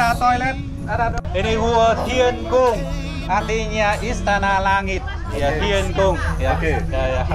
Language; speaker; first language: Indonesian; non-native, learner; Vietnamese